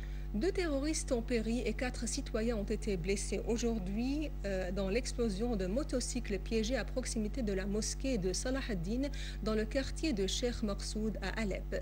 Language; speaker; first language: French; non-native, fluent; Arabic